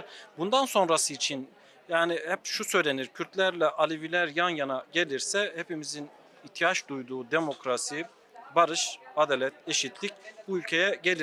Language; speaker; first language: Turkish; native; Turkish